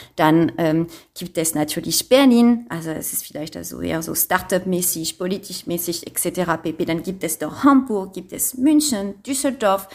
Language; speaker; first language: German; non-native, fluent; French